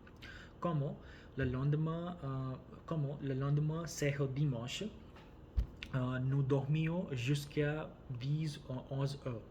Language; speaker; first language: French; non-native, learner; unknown